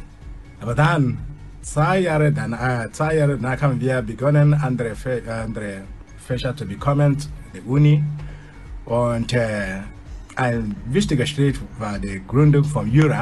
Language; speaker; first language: German; non-native, fluent; Igbo